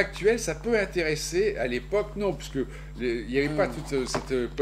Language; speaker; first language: French; native; French